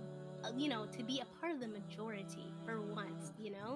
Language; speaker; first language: English; native; English